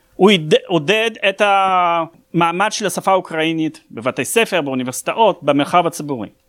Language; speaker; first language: Hebrew; non-native, fluent; Russian